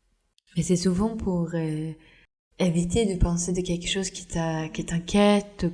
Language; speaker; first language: French; non-native, fluent; Norwegian